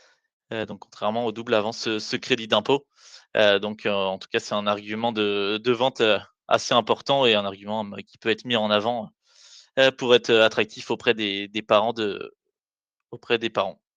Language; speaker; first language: French; native; French